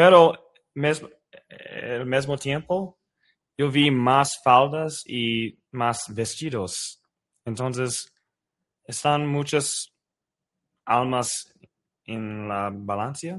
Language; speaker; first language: Spanish; non-native, learner; English